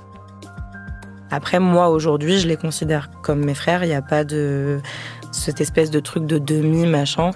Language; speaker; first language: French; native; French